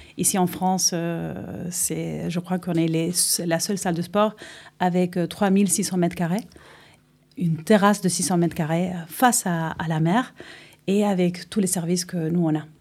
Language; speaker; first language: French; non-native, fluent; Spanish